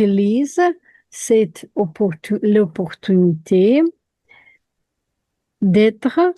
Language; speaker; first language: French; non-native, learner; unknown